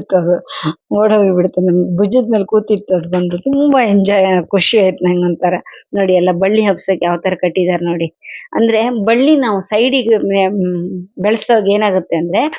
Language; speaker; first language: Kannada; non-native, local second language; Telugu